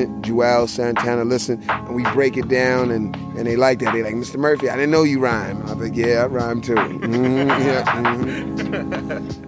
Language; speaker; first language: English; native; English